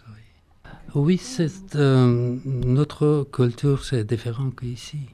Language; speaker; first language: French; non-native, learner; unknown